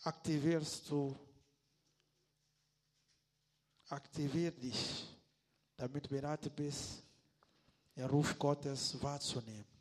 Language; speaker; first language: German; non-native, learner; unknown